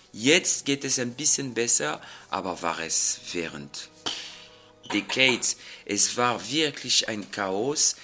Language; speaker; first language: German; non-native, fluent; French